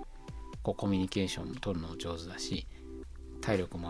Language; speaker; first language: Japanese; native; Japanese